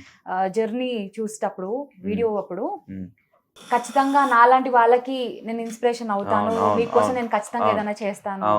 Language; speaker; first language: Telugu; native; Telugu